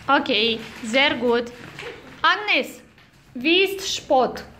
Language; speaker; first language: German; non-native, fluent; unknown